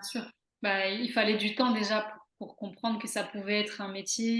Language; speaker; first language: French; native; French